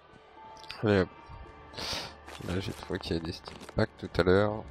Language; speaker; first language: French; native; French